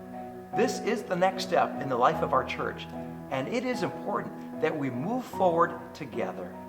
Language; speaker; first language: English; native; English